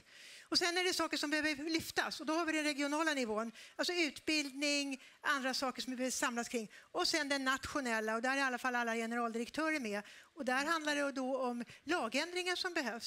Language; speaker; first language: Swedish; native; Swedish